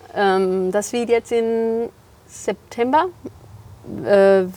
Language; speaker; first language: German; non-native, fluent; Spanish